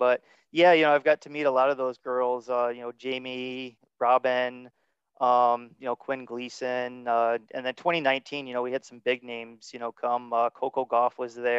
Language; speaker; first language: English; native; English